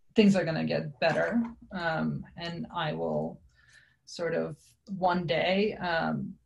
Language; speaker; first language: English; non-native, fluent; Serbian